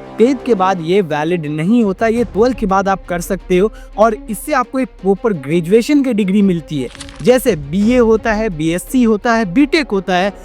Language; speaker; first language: Hindi; native; Hindi